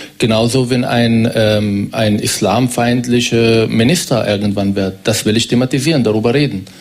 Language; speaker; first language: German; non-native, fluent; Arabic